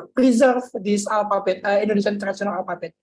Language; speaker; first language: English; non-native, learner; Indonesian